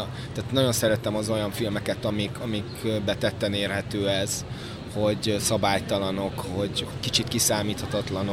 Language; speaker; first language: Hungarian; native; Hungarian